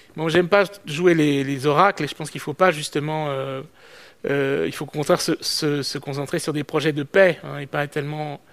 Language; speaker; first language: French; native; French